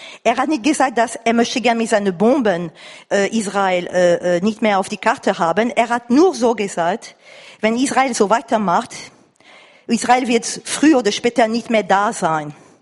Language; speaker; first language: German; non-native, fluent; Arabic